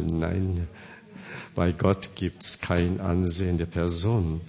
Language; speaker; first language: German; non-native, fluent; Korean